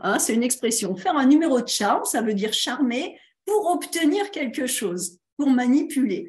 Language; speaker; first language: French; native; French